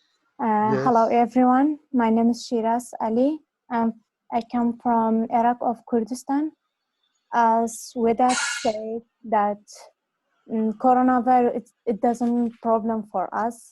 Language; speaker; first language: English; non-native, learner; Kurdish